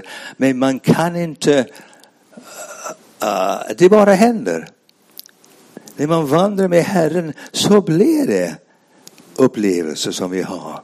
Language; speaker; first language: Swedish; non-native, fluent; English